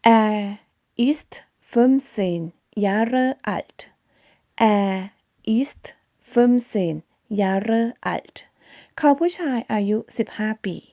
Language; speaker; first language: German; non-native, fluent; Thai